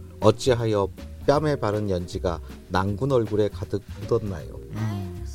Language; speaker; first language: Korean; native; Korean